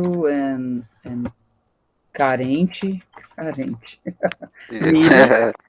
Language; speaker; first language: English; non-native, learner; Portuguese